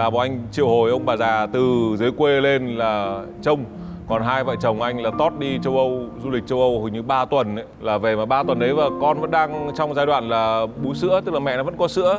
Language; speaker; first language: Vietnamese; native; Vietnamese